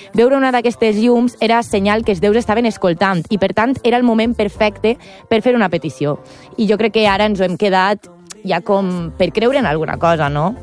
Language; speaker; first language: Catalan; native; Catalan